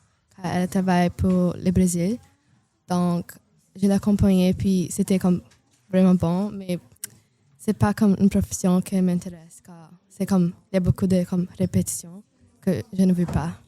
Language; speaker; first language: French; non-native, learner; Portuguese